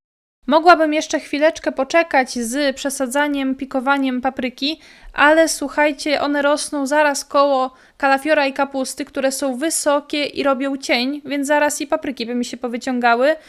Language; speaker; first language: Polish; native; Polish